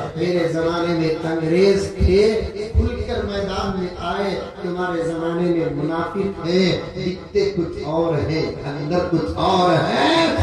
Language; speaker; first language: Urdu; native; Urdu